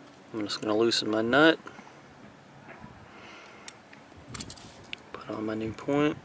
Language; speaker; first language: English; native; English